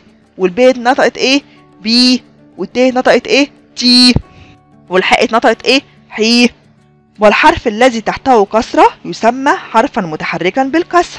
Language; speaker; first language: Arabic; native; Arabic